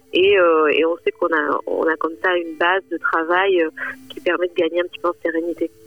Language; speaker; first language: French; native; French